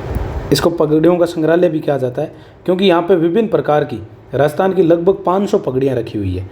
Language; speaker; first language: Hindi; native; Hindi